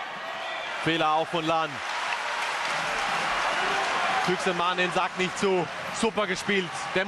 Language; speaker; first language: German; native; German